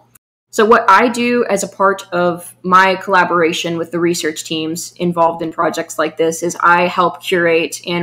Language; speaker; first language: English; native; English